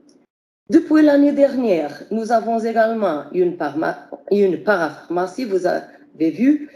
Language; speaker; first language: French; non-native, fluent; Portuguese